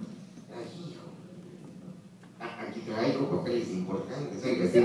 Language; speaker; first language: Spanish; native; Spanish